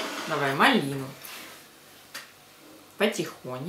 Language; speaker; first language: Russian; native; Russian